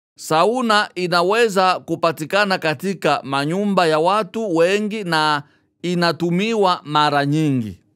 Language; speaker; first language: Swahili; native; Swahili